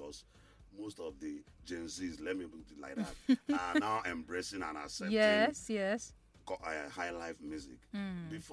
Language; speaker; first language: English; non-native, local second language; Igbo